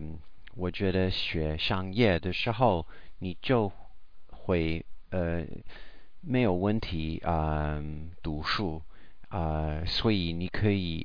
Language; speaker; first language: Chinese; non-native, learner; English